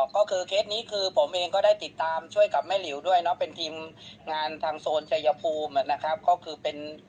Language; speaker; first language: Thai; native; Thai